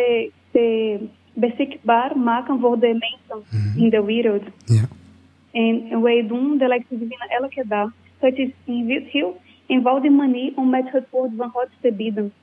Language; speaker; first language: Dutch; non-native, learner; Portuguese